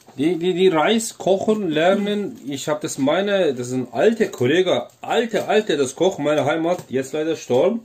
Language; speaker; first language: German; non-native, learner; Turkish